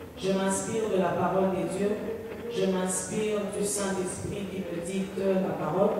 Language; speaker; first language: French; non-native, local second language; Lingala